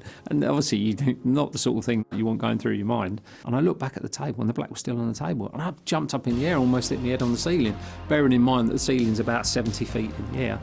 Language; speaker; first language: English; native; English